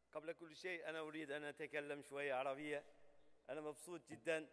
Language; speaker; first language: Arabic; non-native, learner; Turkish